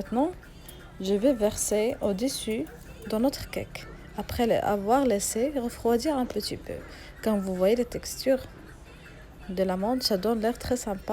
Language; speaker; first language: French; non-native, local second language; Arabic